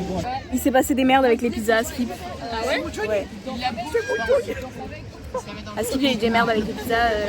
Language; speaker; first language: French; native; French